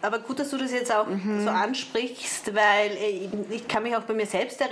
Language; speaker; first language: German; native; German